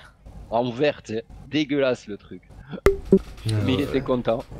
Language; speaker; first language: French; native; French